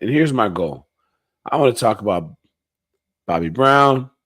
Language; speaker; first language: English; native; English